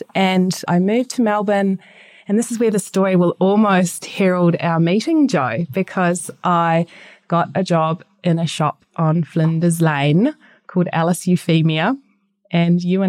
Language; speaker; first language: English; native; English